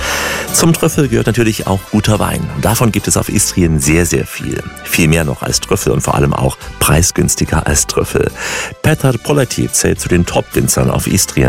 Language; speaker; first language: German; native; German